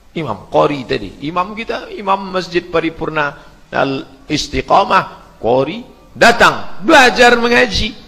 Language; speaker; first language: Indonesian; native; Indonesian